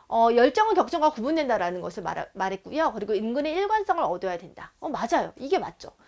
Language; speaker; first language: Korean; native; Korean